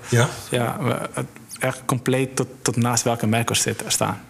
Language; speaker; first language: Dutch; early bilingual, other home language; Somali